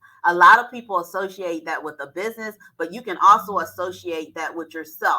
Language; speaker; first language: English; native; English